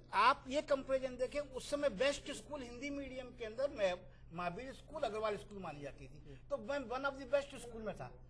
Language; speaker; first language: Hindi; native; Hindi